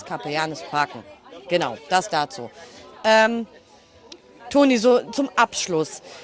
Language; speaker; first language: German; native; German